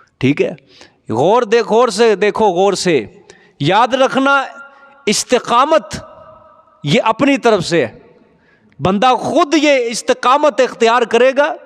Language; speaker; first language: Urdu; non-native, local second language; Punjabi